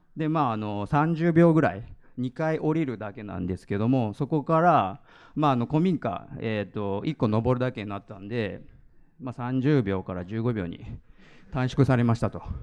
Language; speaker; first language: Japanese; native; Japanese